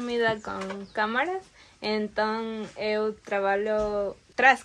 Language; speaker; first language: Portuguese; non-native, learner; Spanish